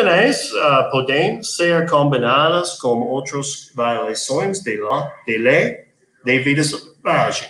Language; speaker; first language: Spanish; non-native, learner; English